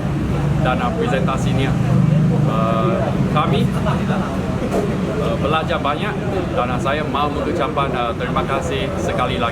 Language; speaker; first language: Indonesian; non-native, learner; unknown